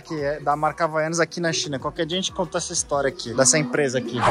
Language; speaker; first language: Portuguese; native; Portuguese